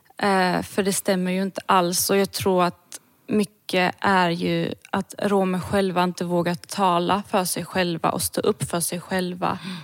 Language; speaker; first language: Swedish; early bilingual, other home language; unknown